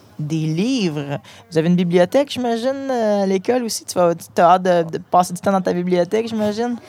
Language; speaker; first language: French; native; French